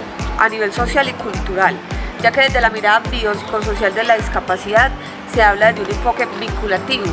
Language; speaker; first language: Spanish; native; Spanish